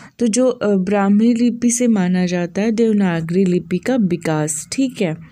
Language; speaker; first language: Hindi; native; Hindi